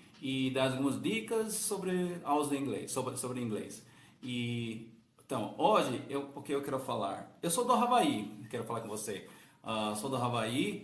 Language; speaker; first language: Portuguese; non-native, learner; English